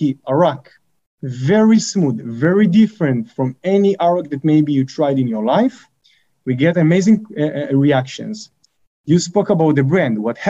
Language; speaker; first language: English; non-native, fluent; Hebrew